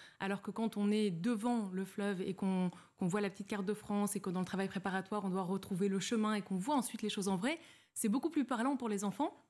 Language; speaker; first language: French; native; French